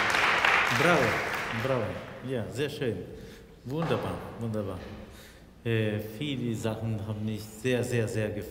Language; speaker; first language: German; non-native, fluent; Russian